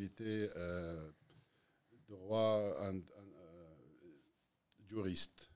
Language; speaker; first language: French; non-native, learner; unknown